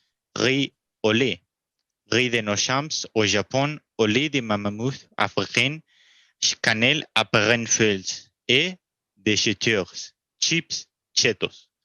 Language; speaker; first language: French; non-native, learner; Spanish